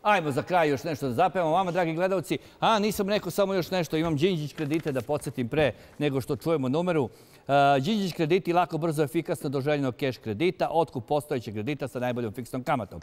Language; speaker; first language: Serbian; native; Serbian